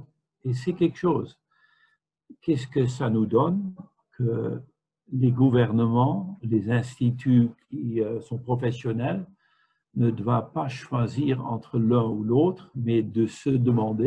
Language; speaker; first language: French; non-native, fluent; Dutch